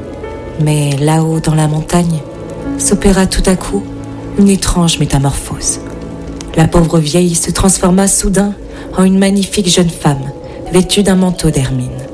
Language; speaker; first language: French; native; French